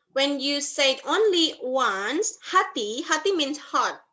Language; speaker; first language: English; non-native, fluent; Indonesian